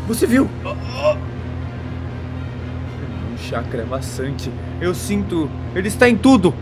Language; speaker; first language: Portuguese; native; Portuguese